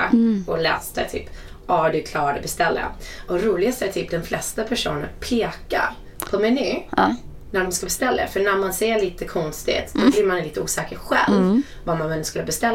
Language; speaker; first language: Swedish; non-native, fluent; English